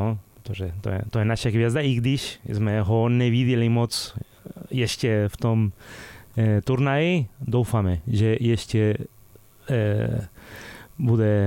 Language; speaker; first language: Czech; non-native, fluent; Spanish